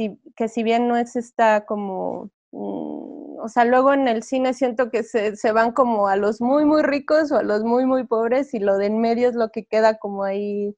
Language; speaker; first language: Spanish; native; Spanish